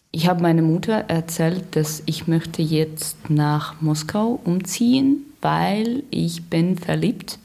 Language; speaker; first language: German; non-native, learner; Russian